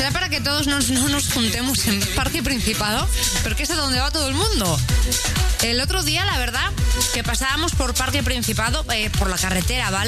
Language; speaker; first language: Spanish; native; Spanish